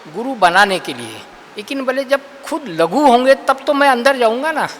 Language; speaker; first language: Hindi; non-native, local second language; Marathi